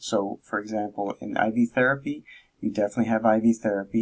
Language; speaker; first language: English; native; English